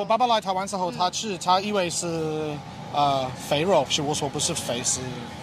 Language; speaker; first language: Chinese; non-native, fluent; English